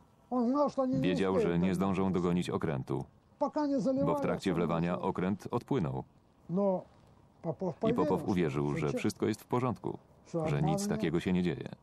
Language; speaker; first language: Polish; native; Polish